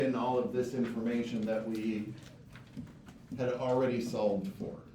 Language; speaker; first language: English; native; English